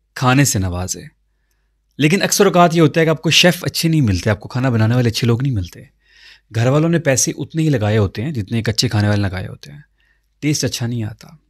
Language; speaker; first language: Urdu; non-native, local second language; Punjabi